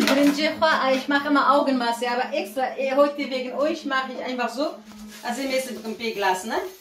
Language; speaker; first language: German; non-native, learner; Kurdish